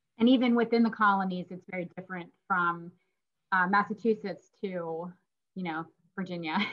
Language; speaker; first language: English; native; English